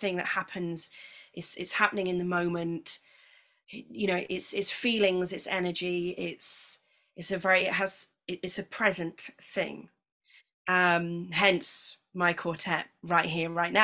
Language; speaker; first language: English; native; English